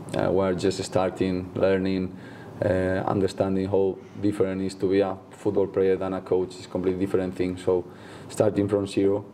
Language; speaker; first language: English; non-native, fluent; Spanish